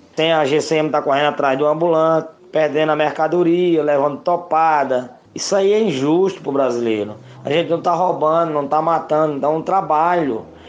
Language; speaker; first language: Portuguese; native; Portuguese